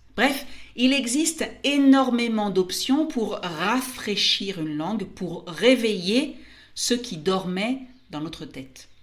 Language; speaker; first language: French; native; French